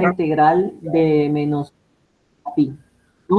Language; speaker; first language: Spanish; native; Spanish